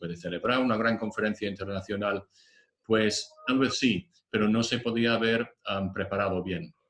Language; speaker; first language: Spanish; non-native, fluent; English